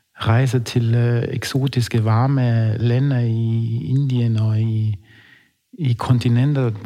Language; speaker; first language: Danish; non-native, fluent; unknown